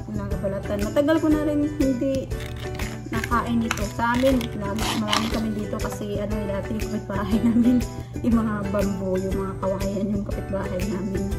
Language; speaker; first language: Filipino; non-native, local second language; Cebuano